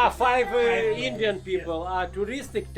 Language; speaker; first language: English; non-native, learner; Russian